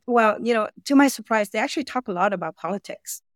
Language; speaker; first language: English; non-native, fluent; Vietnamese